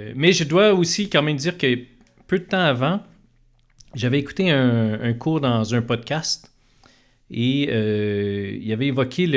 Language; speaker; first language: French; native; French